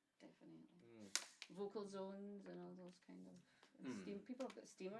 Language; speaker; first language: English; native; English